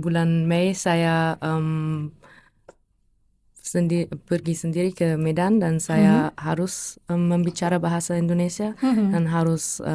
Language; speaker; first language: Indonesian; non-native, learner; German